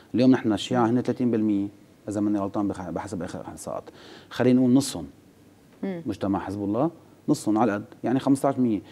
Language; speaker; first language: Arabic; native; Arabic